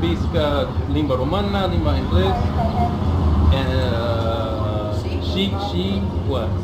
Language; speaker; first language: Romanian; non-native, learner; English